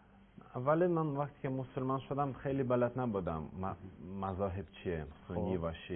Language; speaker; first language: Persian; non-native, learner; Russian